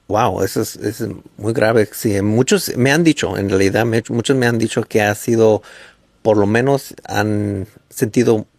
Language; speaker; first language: Spanish; early bilingual, heritage; Spanish